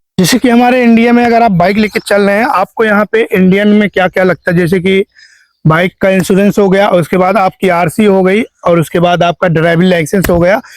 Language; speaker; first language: Hindi; native; Hindi